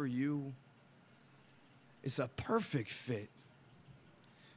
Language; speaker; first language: English; native; English